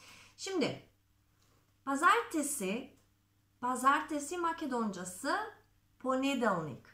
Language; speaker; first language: Turkish; non-native, fluent; Macedonian